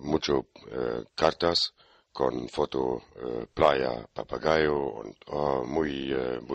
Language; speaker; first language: Spanish; non-native, learner; German